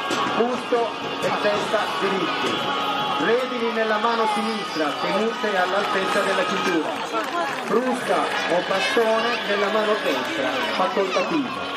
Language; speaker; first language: Italian; native; Italian